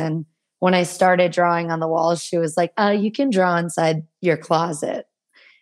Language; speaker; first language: English; native; English